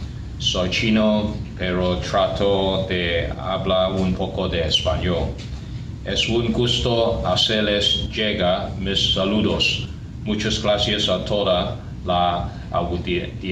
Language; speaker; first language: Spanish; non-native, learner; Chinese